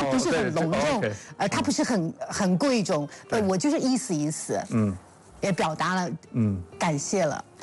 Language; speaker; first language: Chinese; native; Chinese